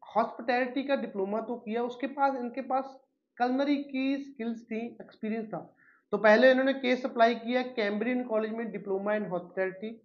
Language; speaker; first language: Hindi; non-native, local second language; Punjabi